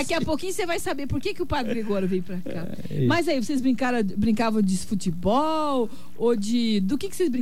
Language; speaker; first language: Portuguese; native; Portuguese